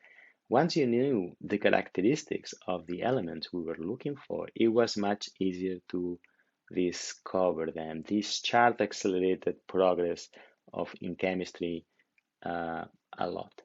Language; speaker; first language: English; non-native, fluent; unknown